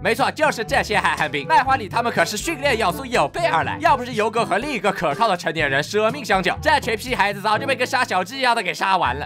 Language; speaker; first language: Chinese; native; Chinese